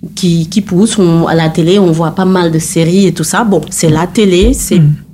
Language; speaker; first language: French; non-native, local second language; Wolof